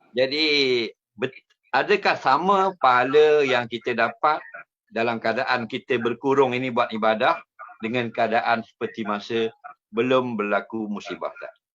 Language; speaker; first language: Malay; native; Malay